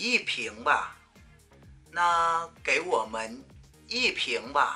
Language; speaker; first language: Chinese; non-native, fluent; Vietnamese